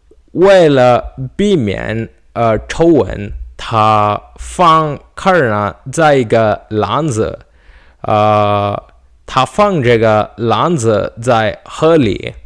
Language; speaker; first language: Chinese; non-native, learner; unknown